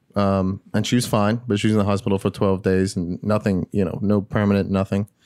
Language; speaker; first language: English; native; English